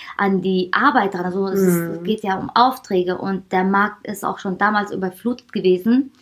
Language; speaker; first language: German; early bilingual, heritage; Persian